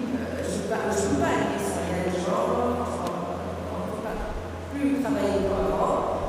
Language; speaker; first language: French; non-native, local second language; Arabic